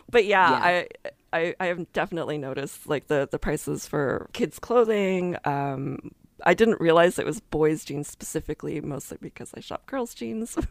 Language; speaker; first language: English; native; English